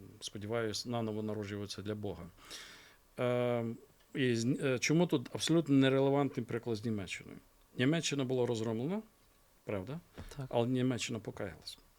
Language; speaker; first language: Ukrainian; native; Ukrainian